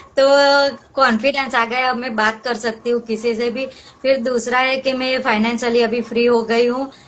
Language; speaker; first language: Hindi; non-native, local second language; Gujarati